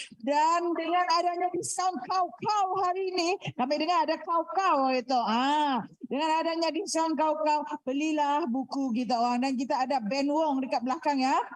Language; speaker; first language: Malay; native; Malay